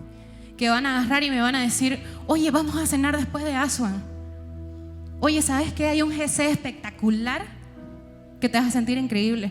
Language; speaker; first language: Spanish; native; Spanish